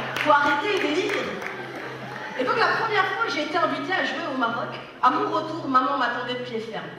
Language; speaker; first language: French; early bilingual, other home language; Arabic